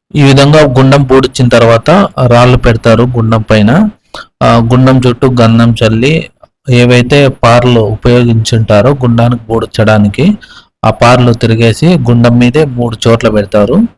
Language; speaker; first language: Telugu; native; Telugu